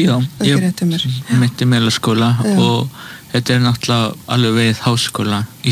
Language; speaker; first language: Icelandic; native; Icelandic